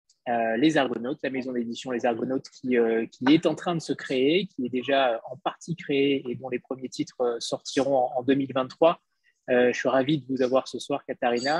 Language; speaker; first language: French; native; French